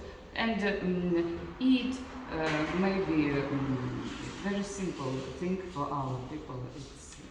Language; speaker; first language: English; non-native, learner; Russian